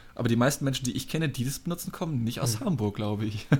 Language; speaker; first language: German; native; German